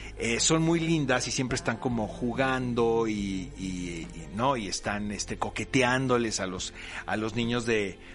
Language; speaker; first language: Spanish; native; Spanish